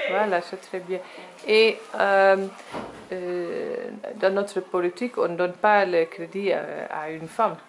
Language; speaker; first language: French; non-native, learner; Dutch